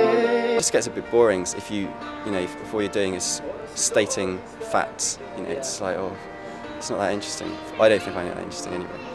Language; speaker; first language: English; native; English